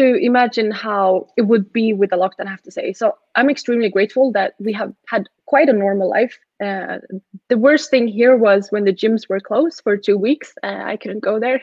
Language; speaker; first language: English; non-native, fluent; Swedish